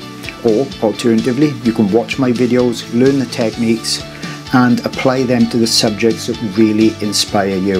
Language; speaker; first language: English; native; English